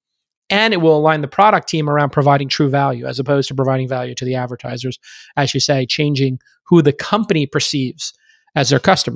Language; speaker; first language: English; native; English